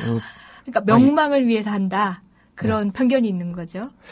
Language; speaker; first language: Korean; native; Korean